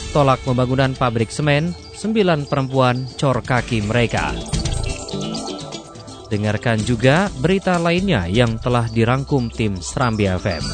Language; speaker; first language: Indonesian; native; Indonesian